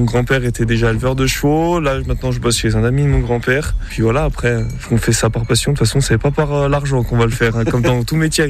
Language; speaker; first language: French; native; French